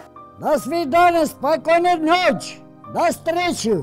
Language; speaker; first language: Russian; non-native, local second language; Armenian